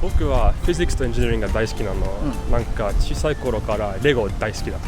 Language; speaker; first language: Japanese; early bilingual, other home language; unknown